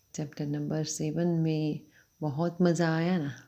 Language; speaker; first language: Hindi; non-native, local second language; Gujarati